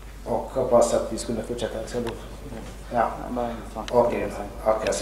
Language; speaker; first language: Swedish; non-native, fluent; Arabic